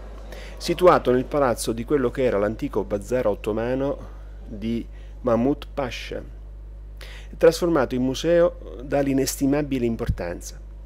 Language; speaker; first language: Italian; native; Italian